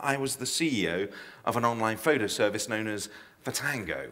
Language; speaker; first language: English; native; English